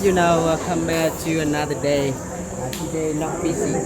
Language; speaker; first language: English; non-native, learner; Vietnamese